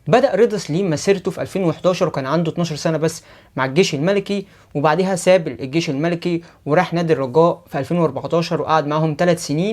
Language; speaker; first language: Arabic; native; Arabic